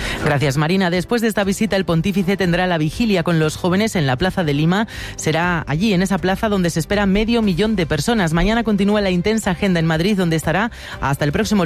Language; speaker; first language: Spanish; native; Spanish